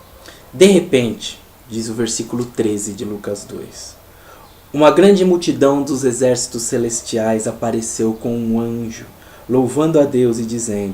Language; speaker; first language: Portuguese; native; Portuguese